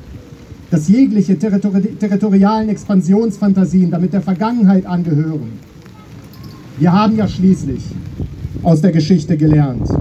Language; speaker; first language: German; native; German